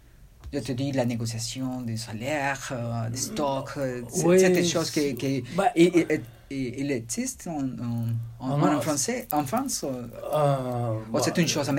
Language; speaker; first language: French; non-native, learner; Spanish